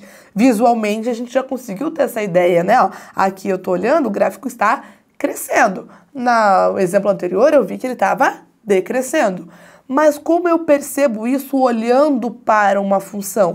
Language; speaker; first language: Portuguese; native; Portuguese